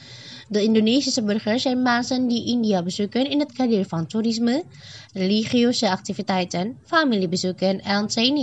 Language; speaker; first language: Dutch; non-native, fluent; Indonesian